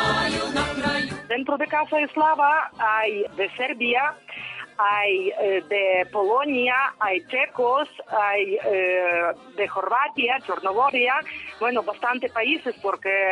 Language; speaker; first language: Spanish; non-native, fluent; Ukrainian